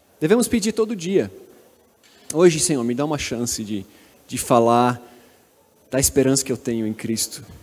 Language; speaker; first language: Portuguese; non-native, fluent; English